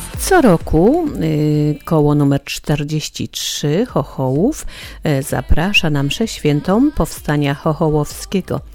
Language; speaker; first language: Polish; native; Polish